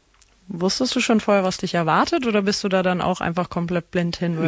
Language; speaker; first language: German; native; German